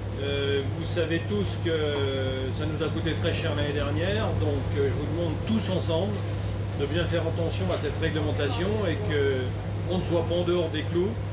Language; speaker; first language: French; native; French